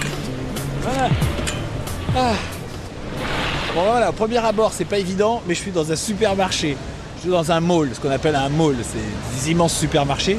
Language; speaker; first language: French; native; French